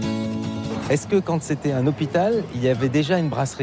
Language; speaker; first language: French; native; French